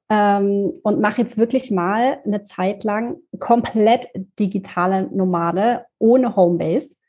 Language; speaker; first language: German; native; German